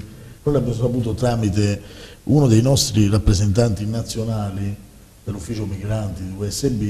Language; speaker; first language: Italian; native; Italian